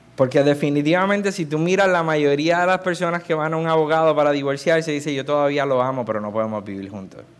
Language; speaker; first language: Spanish; native; Spanish